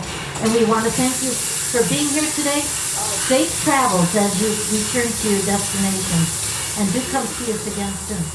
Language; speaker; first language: English; native; English